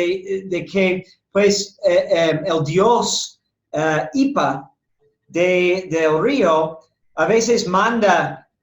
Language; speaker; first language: Spanish; non-native, fluent; English